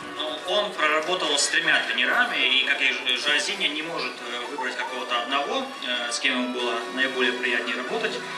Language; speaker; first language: Russian; native; Russian